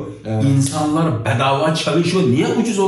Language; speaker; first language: Turkish; non-native, learner; Uyghur